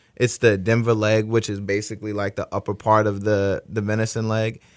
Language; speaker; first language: English; native; English